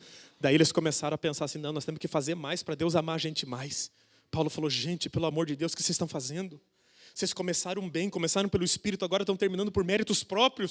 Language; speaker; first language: Portuguese; native; Portuguese